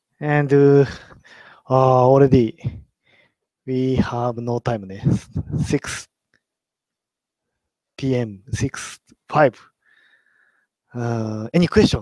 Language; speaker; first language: English; non-native, learner; Japanese